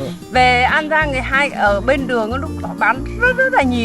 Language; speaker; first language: Vietnamese; native; Vietnamese